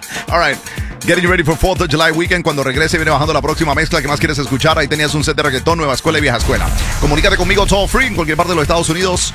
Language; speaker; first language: Spanish; native; Spanish